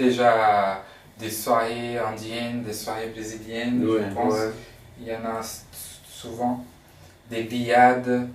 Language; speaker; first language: French; non-native, fluent; Portuguese